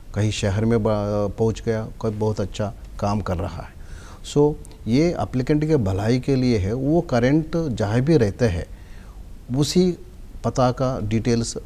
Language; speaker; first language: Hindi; non-native, local second language; Telugu